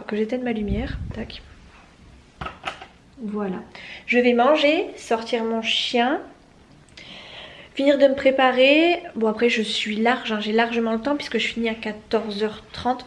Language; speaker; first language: French; native; French